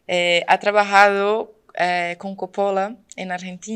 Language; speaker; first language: Spanish; non-native, fluent; Portuguese